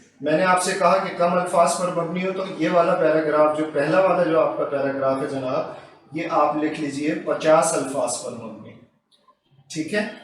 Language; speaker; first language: Urdu; native; Urdu